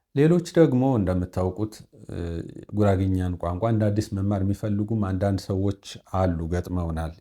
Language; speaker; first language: Amharic; non-native, local second language; Sebat Bet Gurage